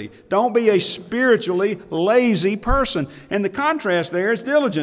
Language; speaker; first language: English; native; English